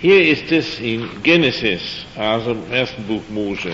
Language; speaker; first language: German; non-native, fluent; English